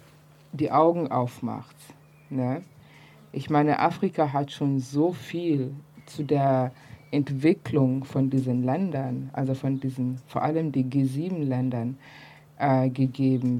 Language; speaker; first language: German; early bilingual, other home language; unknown